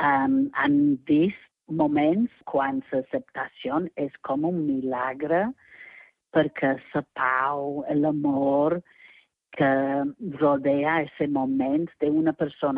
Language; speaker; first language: Catalan; non-native, fluent; English